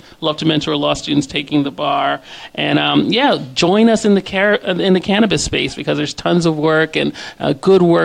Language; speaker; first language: English; native; English